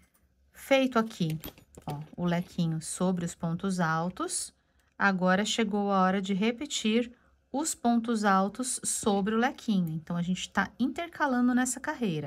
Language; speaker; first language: Portuguese; native; Portuguese